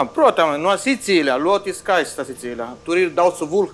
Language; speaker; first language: Latvian; non-native, learner; Italian